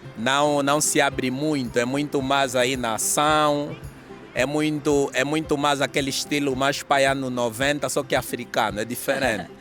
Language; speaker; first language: Portuguese; native; Portuguese